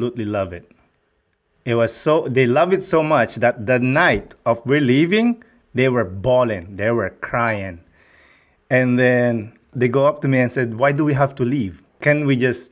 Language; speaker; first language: English; non-native, local second language; Filipino